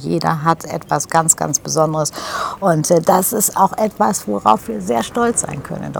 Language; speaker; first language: German; native; German